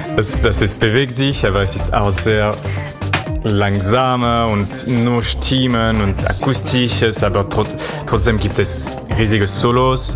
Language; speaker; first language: German; non-native, learner; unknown